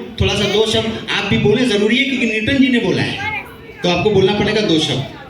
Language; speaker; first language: Hindi; native; Hindi